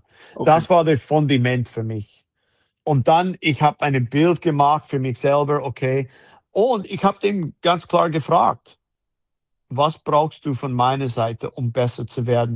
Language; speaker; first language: German; non-native, fluent; English